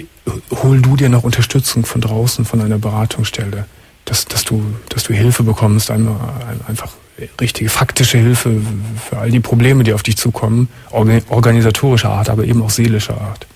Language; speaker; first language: German; native; German